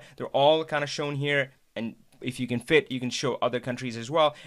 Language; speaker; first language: English; non-native, local second language; Hindi